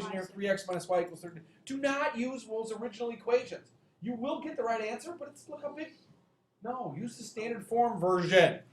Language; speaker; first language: English; native; English